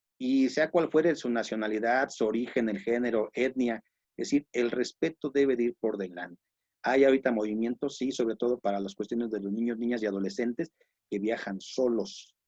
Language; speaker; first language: Spanish; native; Spanish